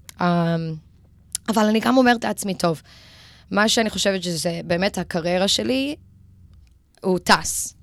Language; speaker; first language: Hebrew; early bilingual, other home language; English